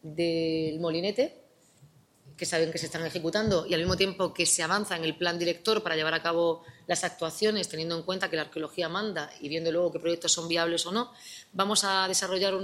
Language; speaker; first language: Spanish; native; Spanish